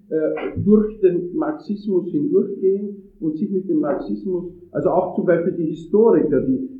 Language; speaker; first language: German; non-native, fluent; Italian